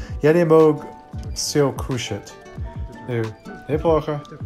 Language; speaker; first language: Russian; non-native, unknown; English